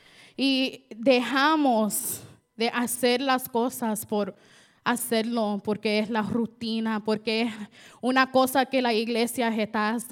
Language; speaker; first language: Spanish; early bilingual, heritage; Spanish